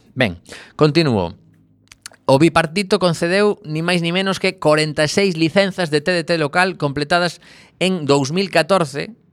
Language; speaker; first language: Galician; native; Galician